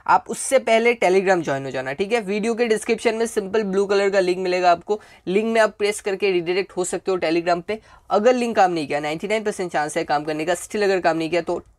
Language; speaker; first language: Hindi; native; Hindi